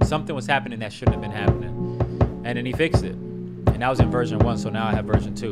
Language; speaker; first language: English; native; English